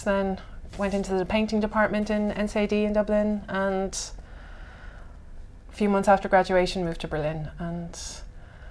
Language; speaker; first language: English; native; English